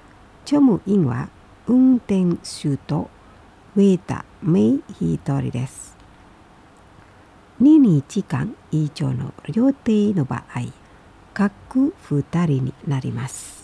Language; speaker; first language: Japanese; non-native, fluent; Indonesian